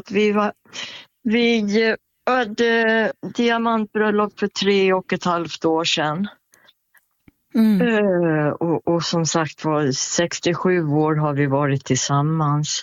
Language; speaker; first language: Swedish; native; Swedish